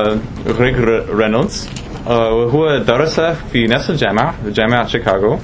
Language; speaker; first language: Arabic; non-native, fluent; English